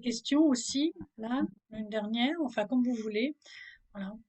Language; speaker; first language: French; native; French